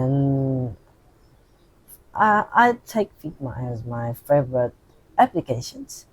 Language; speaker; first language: English; non-native, learner; Indonesian